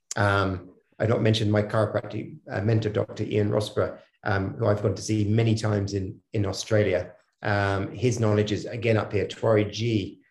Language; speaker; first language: English; native; English